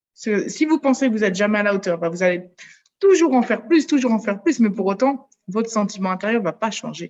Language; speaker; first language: French; native; French